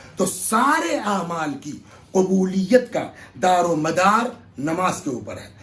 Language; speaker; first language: Urdu; native; Urdu